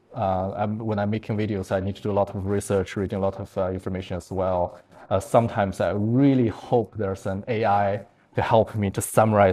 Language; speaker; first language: English; non-native, fluent; Chinese